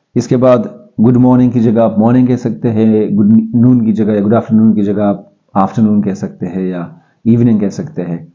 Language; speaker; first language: Urdu; non-native, local second language; Pashto